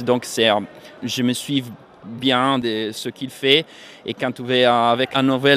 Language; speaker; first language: French; non-native, fluent; Italian